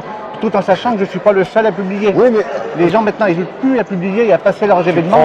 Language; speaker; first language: French; native; French